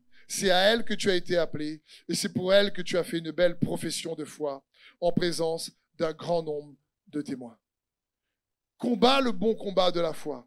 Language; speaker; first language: French; native; French